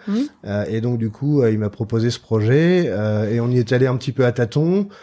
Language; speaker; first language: French; native; French